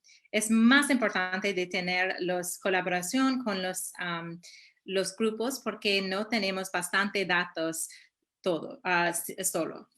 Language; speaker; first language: Spanish; early bilingual, heritage; Spanish